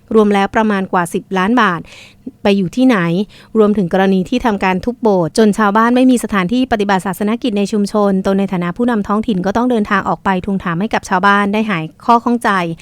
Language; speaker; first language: Thai; native; Thai